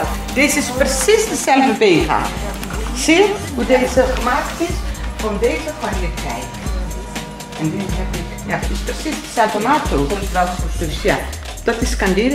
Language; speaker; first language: Dutch; non-native, learner; Portuguese